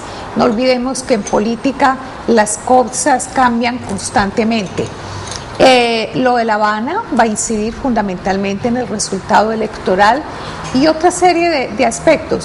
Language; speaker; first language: Spanish; native; Spanish